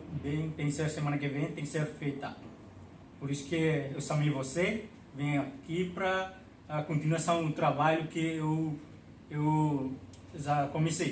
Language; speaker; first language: Portuguese; non-native, local second language; Tetum